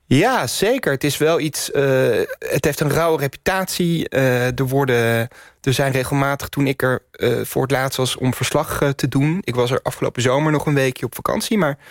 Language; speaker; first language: Dutch; native; Dutch